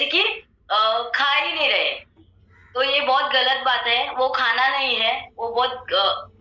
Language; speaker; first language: Hindi; non-native, local second language; Marathi